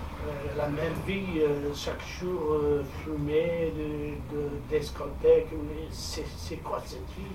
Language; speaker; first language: French; non-native, fluent; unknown